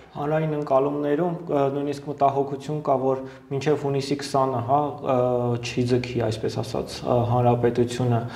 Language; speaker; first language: Armenian; native; Armenian